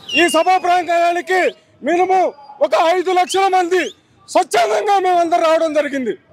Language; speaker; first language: Telugu; native; Telugu